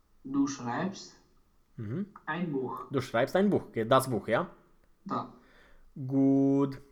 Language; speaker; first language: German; non-native, fluent; Romanian